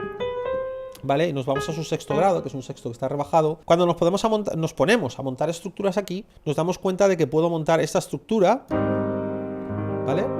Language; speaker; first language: Spanish; native; Spanish